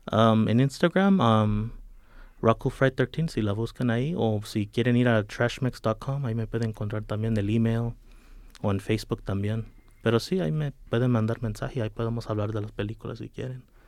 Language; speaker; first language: Spanish; early bilingual, heritage; Spanish